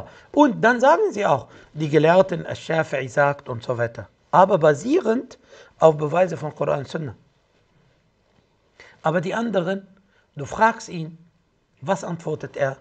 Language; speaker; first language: German; non-native, fluent; Arabic